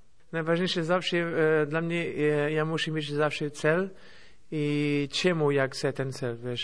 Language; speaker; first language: Polish; non-native, fluent; Portuguese